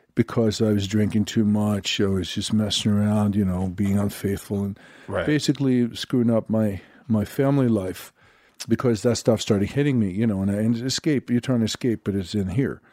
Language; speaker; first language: English; non-native, fluent; Swedish